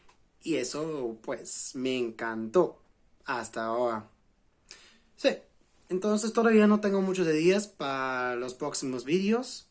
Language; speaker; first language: Spanish; non-native, fluent; English